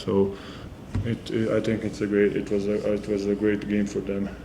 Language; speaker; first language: English; non-native, fluent; Serbian